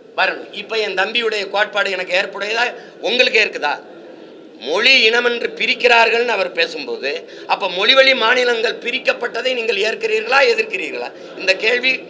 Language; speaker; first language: Tamil; native; Tamil